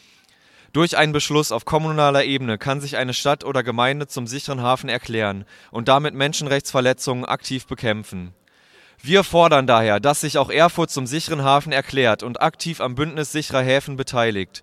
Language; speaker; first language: German; native; German